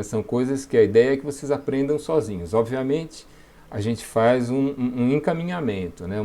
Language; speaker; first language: Portuguese; native; Portuguese